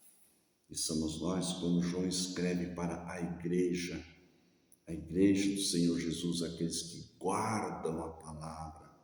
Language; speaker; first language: Portuguese; native; Portuguese